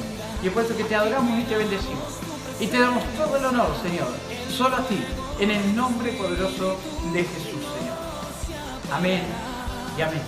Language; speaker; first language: Spanish; native; Spanish